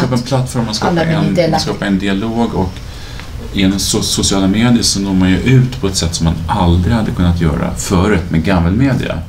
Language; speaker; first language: Swedish; native; Swedish